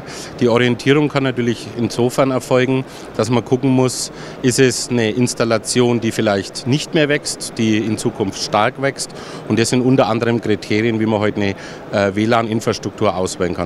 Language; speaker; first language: German; native; German